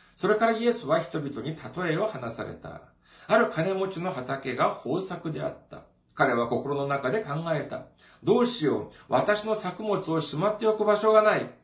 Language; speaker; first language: Japanese; non-native, fluent; Korean